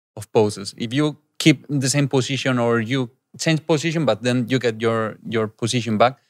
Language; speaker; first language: English; non-native, fluent; Spanish